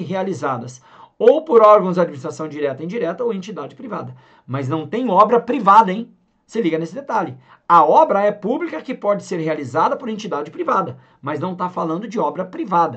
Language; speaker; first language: Portuguese; native; Portuguese